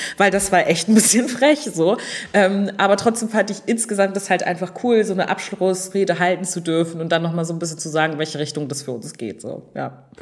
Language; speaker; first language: German; early bilingual, other home language; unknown